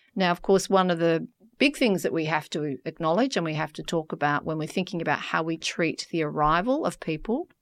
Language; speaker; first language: English; native; English